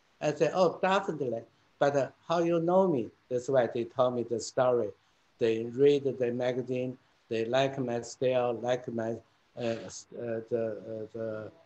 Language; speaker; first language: English; non-native, fluent; Chinese